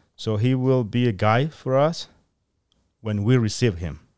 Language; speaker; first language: English; non-native, fluent; Spanish